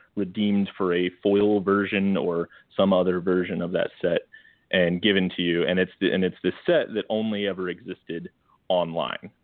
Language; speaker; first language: English; native; English